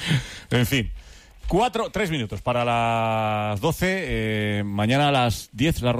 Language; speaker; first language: Spanish; native; Spanish